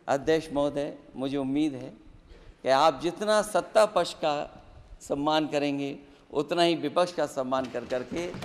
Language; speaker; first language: Hindi; native; Hindi